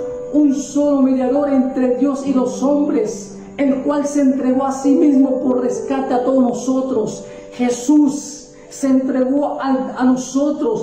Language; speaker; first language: Spanish; native; Spanish